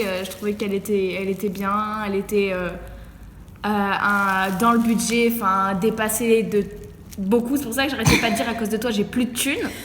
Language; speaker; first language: French; native; French